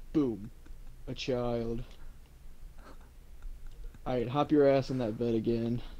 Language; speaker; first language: English; native; English